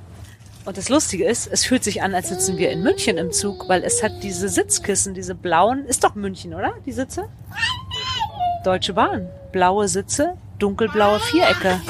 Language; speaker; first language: German; native; German